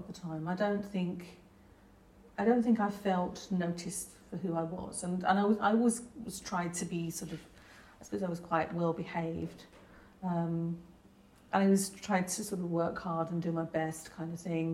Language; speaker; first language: English; native; English